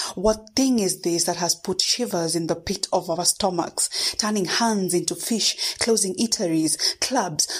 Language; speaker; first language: English; non-native, local second language; Kikuyu